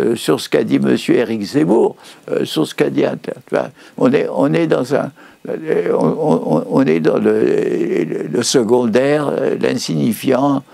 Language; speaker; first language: French; native; French